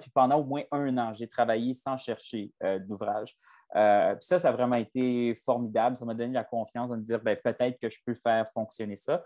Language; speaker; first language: French; native; French